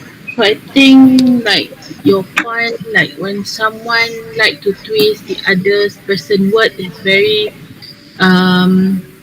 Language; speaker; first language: English; non-native, learner; Malay